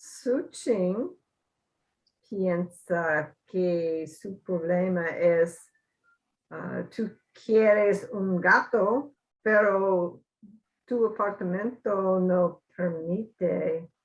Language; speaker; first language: Spanish; non-native, learner; English